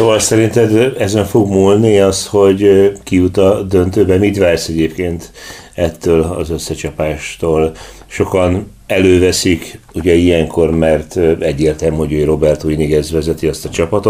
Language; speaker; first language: Hungarian; native; Hungarian